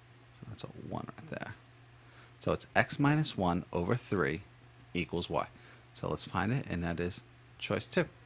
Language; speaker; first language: English; native; English